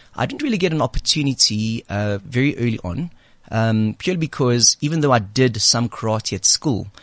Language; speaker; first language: English; native; English